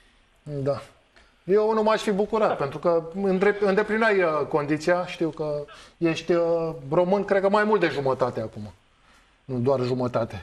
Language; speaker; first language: Romanian; native; Romanian